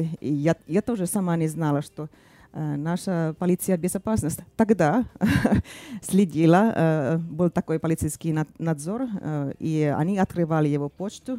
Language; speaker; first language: Russian; non-native, fluent; Finnish